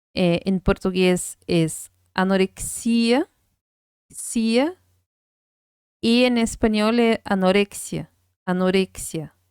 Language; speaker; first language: Spanish; non-native, fluent; Portuguese